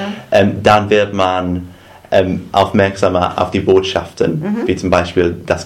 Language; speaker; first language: German; non-native, fluent; English